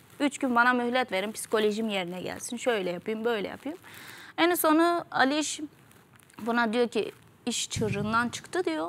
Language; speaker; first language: Turkish; native; Turkish